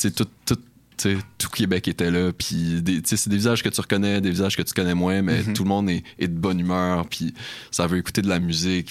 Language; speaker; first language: French; native; French